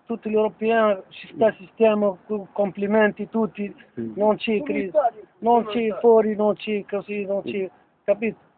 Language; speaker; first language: Italian; non-native, learner; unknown